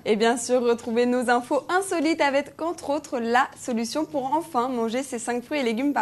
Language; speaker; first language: French; native; French